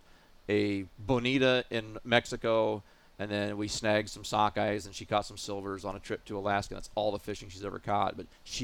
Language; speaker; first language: English; native; English